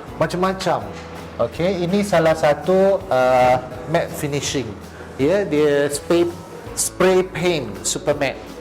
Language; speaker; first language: Malay; non-native, local second language; Chinese